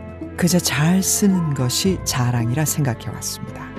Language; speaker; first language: Korean; native; Korean